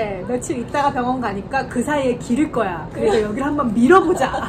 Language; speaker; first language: Korean; native; Korean